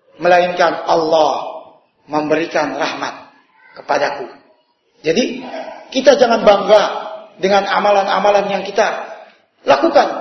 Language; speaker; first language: Indonesian; native; Indonesian